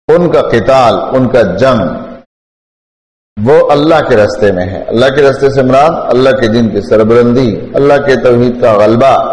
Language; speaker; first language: Urdu; non-native, local second language; Pashto